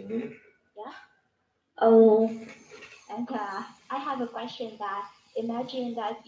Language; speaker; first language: English; non-native, learner; Vietnamese